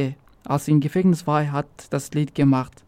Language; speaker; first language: German; non-native, local second language; Arabic